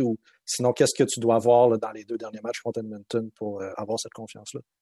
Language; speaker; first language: French; native; French